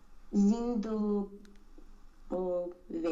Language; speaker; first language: German; non-native, learner; Romanian